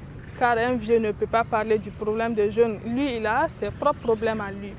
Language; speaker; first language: French; non-native, local second language; Bambara